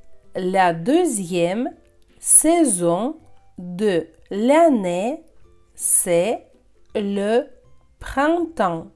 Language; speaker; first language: French; non-native, fluent; Russian